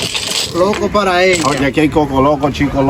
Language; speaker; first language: Spanish; native; Spanish